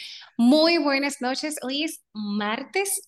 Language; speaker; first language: Spanish; native; Spanish